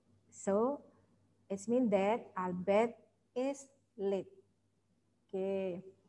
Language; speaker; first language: English; non-native, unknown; Javanese